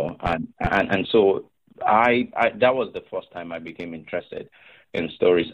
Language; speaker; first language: English; non-native, local second language; Igbo